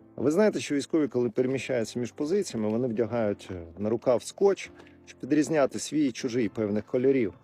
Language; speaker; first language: Ukrainian; non-native, local second language; Russian